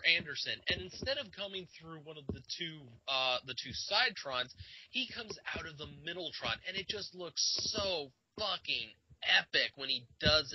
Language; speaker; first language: English; native; English